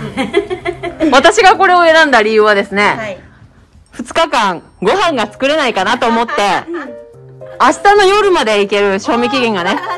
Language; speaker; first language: Japanese; native; Japanese